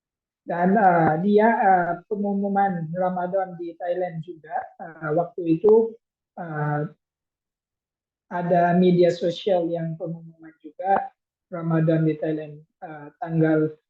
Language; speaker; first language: Indonesian; non-native, fluent; Thai